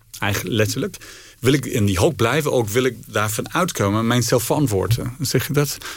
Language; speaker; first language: Dutch; non-native, fluent; English